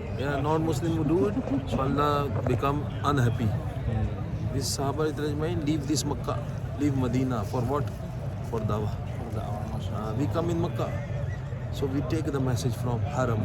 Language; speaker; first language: English; non-native, learner; Urdu